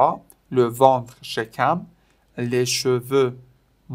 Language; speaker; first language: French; non-native, fluent; Persian